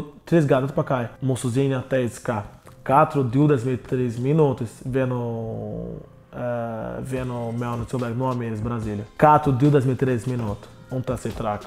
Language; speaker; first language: Latvian; non-native, learner; Portuguese